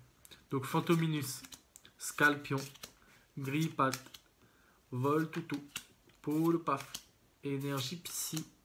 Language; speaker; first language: French; native; French